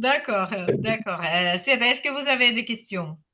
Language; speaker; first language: French; non-native, fluent; Ukrainian